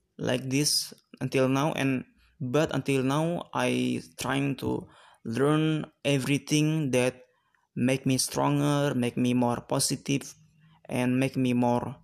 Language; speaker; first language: English; non-native, learner; Indonesian